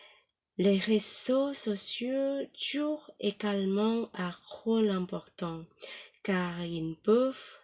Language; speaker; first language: French; non-native, learner; Thai